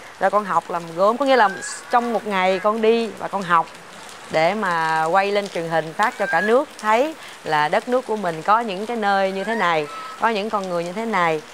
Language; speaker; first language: Vietnamese; native; Vietnamese